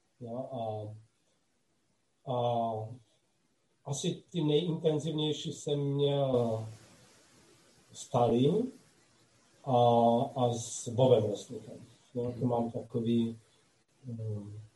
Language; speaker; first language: Czech; non-native, local second language; Slovak